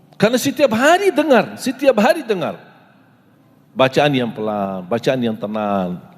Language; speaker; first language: Malay; non-native, fluent; Arabic